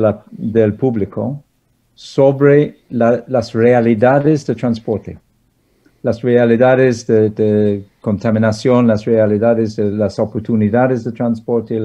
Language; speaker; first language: Spanish; non-native, fluent; English